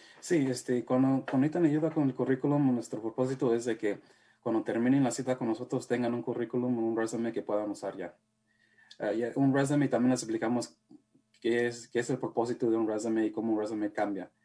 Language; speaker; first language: Spanish; early bilingual, heritage; Spanish